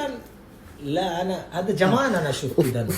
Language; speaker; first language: Arabic; non-native, learner; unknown